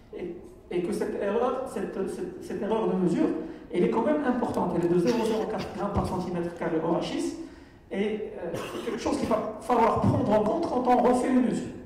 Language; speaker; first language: French; non-native, local second language; Arabic